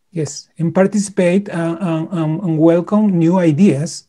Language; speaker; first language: English; non-native, fluent; Spanish